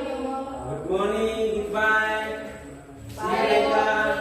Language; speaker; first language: English; non-native, learner; Indonesian